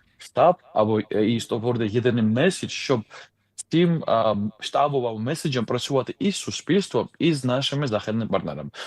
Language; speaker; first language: Ukrainian; non-native, fluent; Georgian